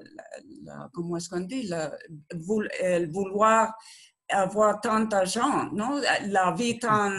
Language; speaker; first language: French; non-native, learner; Spanish